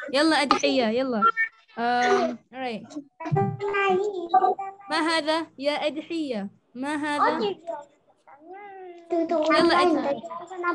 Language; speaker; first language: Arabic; non-native, fluent; Malay